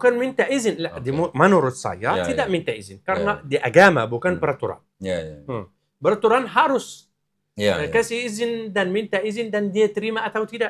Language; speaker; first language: Indonesian; non-native, learner; Arabic